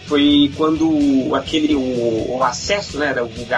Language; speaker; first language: Portuguese; native; Portuguese